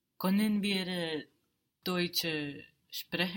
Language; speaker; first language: German; non-native, learner; English